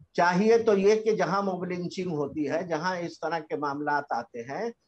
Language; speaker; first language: Hindi; native; Hindi